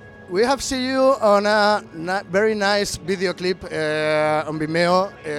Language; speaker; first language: English; non-native, learner; Spanish